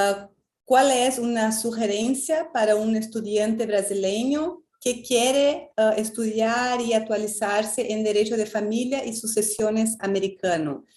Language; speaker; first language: Spanish; non-native, fluent; Portuguese